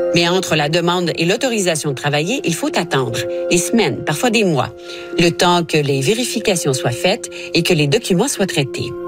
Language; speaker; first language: French; native; French